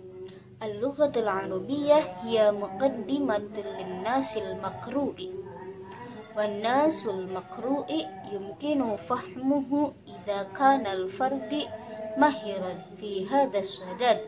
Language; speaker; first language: Arabic; non-native, learner; Indonesian